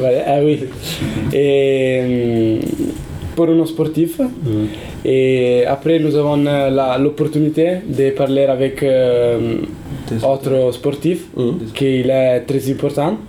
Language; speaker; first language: French; non-native, learner; Italian